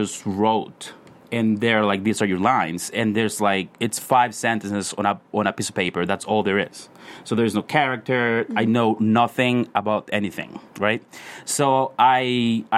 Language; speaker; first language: English; non-native, fluent; Spanish